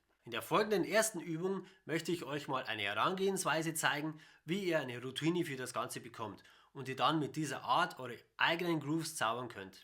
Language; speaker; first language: German; native; German